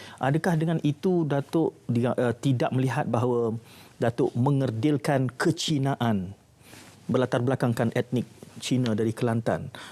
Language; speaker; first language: Malay; native; Malay